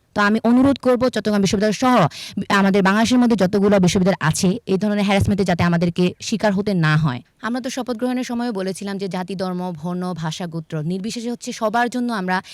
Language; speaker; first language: Bangla; non-native, local second language; Chakma